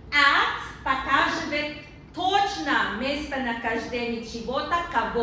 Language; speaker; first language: Russian; non-native, learner; Filipino